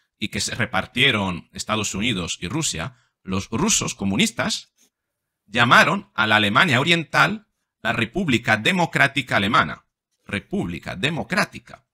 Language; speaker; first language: Spanish; non-native, fluent; Italian